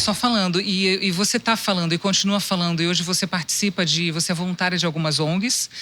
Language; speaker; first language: Portuguese; native; Portuguese